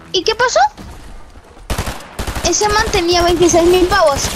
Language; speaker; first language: Spanish; native; Spanish